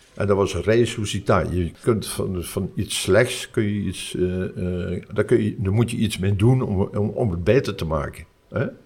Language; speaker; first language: Dutch; native; Dutch